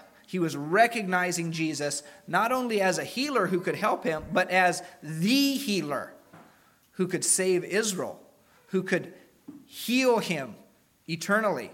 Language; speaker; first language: English; native; English